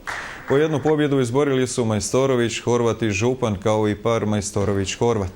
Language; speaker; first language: Croatian; native; Croatian